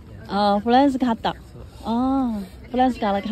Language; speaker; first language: Japanese; non-native, learner; Chinese